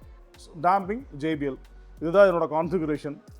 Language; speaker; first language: Tamil; native; Tamil